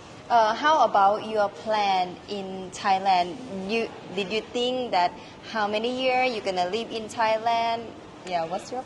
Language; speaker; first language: English; non-native, learner; Thai